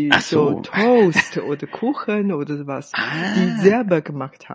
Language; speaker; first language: German; non-native, fluent; Chinese